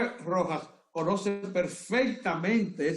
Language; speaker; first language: Spanish; native; Spanish